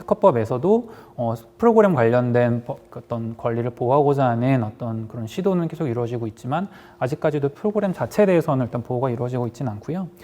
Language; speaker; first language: Korean; native; Korean